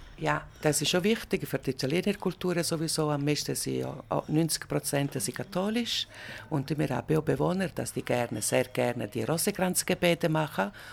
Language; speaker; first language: German; non-native, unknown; Italian